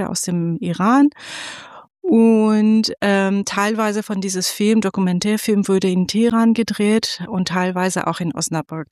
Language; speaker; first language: German; non-native, fluent; Persian